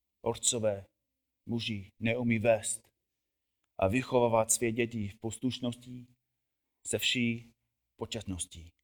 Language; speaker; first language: Czech; non-native, fluent; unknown